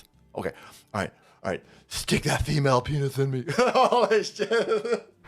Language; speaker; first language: English; native; English